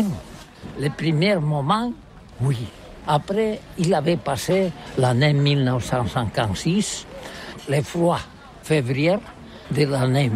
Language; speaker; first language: French; non-native, learner; Catalan